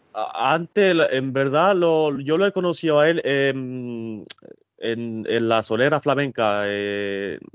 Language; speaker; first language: Spanish; early bilingual, other home language; French